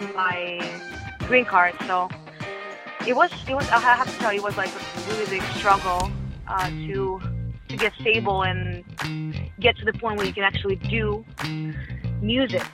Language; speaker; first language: English; non-native, fluent; Russian